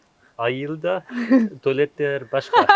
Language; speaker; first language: Kyrgyz; non-native, learner; German